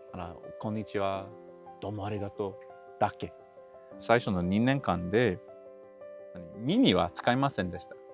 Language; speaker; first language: Japanese; non-native, learner; English